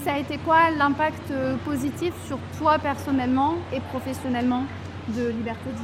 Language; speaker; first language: French; native; French